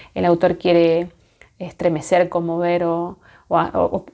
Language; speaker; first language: Spanish; native; Spanish